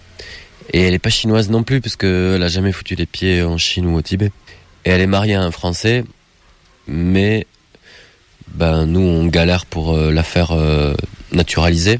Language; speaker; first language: French; native; French